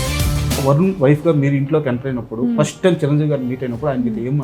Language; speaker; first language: Telugu; native; Telugu